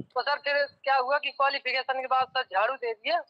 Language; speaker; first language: Hindi; native; Hindi